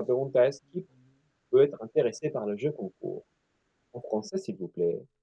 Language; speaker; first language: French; non-native, fluent; Spanish